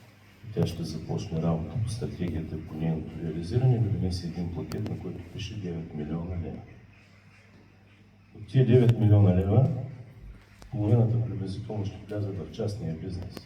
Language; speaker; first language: Bulgarian; native; Bulgarian